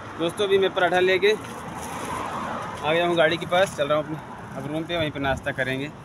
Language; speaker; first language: Hindi; native; Hindi